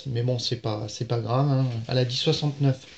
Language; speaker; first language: French; native; French